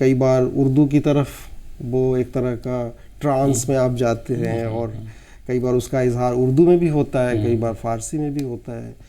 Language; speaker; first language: Urdu; native; Urdu